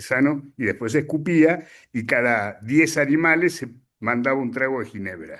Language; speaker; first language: Spanish; native; Spanish